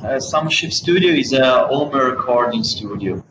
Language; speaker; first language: English; non-native, learner; Italian